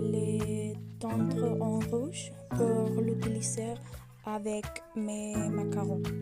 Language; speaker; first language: French; non-native, learner; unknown